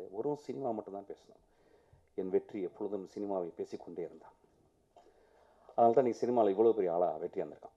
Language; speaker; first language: Tamil; native; Tamil